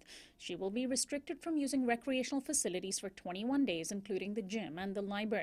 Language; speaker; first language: English; native; English